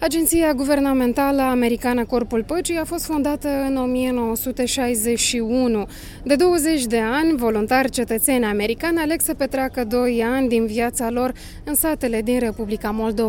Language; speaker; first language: Romanian; native; Romanian